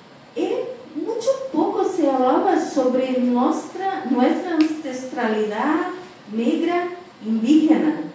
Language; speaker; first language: Spanish; non-native, fluent; Portuguese